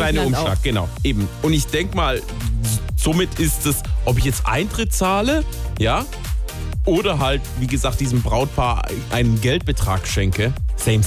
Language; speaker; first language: German; native; German